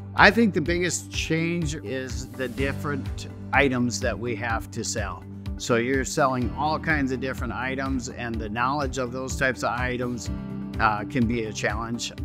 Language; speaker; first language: English; native; English